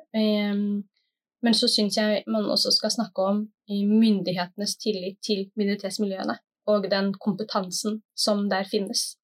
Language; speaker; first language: Norwegian; early bilingual, other home language; Somali